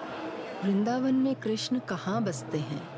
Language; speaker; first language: Hindi; native; Hindi